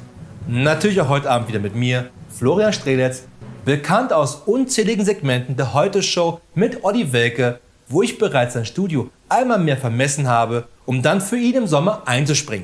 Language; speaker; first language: German; native; German